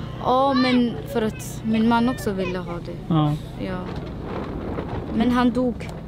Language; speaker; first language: Swedish; early bilingual, other home language; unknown